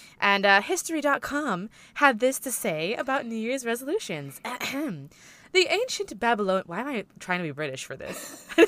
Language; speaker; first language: English; native; English